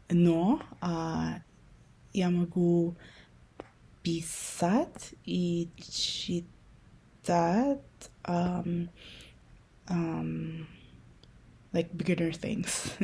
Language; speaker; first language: Russian; non-native, learner; Min Nan Chinese